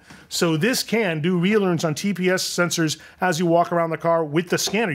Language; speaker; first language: English; native; English